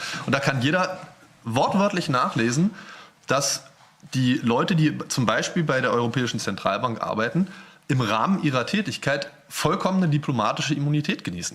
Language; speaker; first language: German; native; German